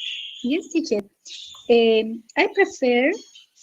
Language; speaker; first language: English; non-native, learner; Spanish